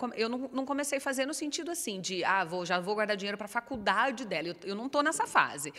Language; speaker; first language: Portuguese; native; Portuguese